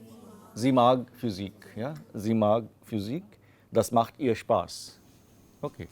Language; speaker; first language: German; non-native, fluent; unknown